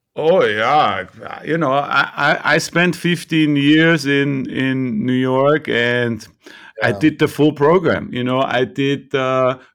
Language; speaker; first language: English; non-native, fluent; German